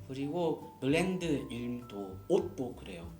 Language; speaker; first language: Korean; non-native, learner; Japanese